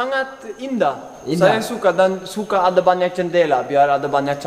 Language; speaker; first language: Indonesian; non-native, fluent; Norwegian